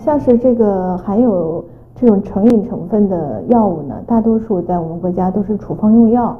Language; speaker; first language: Chinese; native; Chinese